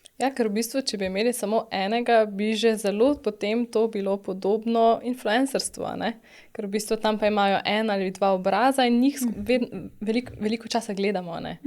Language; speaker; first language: Slovenian; native; Slovenian